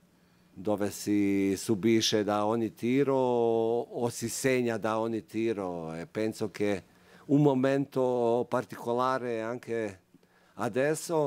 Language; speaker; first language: Italian; non-native, fluent; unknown